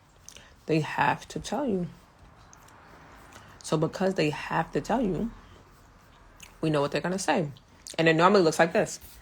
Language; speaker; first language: English; native; English